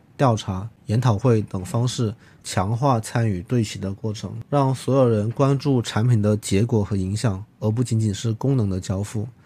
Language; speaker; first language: Chinese; non-native, local second language; Cantonese